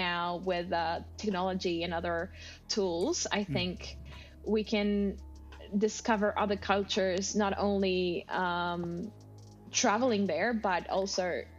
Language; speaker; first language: English; non-native, fluent; Spanish